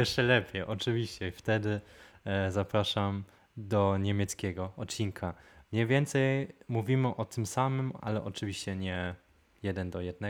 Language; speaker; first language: Polish; non-native, fluent; German